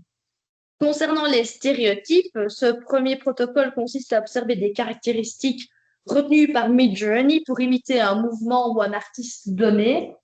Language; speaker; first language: French; native; French